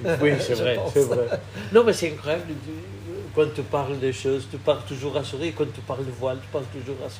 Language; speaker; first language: French; non-native, fluent; Portuguese